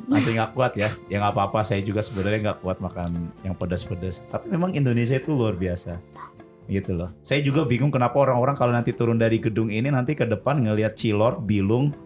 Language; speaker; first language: Indonesian; native; Indonesian